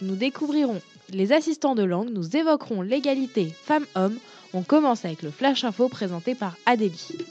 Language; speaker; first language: French; native; French